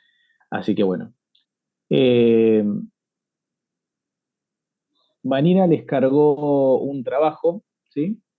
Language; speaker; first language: Spanish; native; Spanish